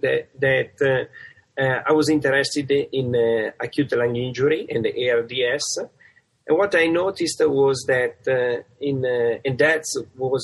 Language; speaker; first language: English; non-native, fluent; Italian